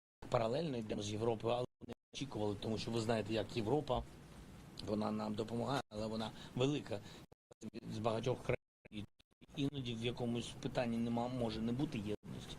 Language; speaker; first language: Ukrainian; non-native, local second language; Russian